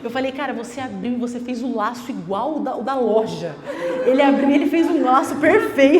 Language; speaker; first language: Portuguese; native; Portuguese